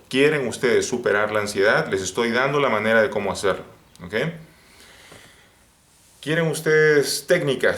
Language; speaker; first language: Spanish; native; Spanish